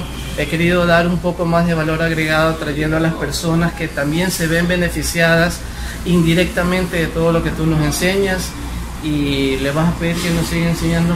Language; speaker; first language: Spanish; native; Spanish